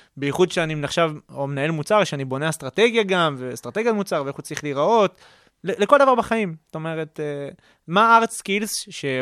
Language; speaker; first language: Hebrew; native; Hebrew